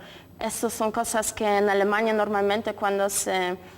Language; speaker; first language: Spanish; non-native, fluent; Polish